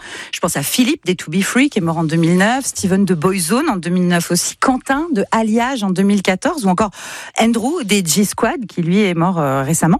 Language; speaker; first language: French; native; French